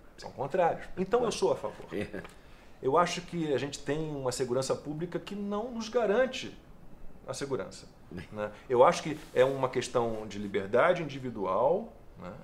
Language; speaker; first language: Portuguese; native; Portuguese